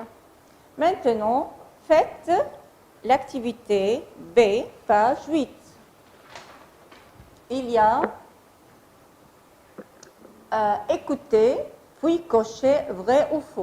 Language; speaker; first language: French; non-native, fluent; Arabic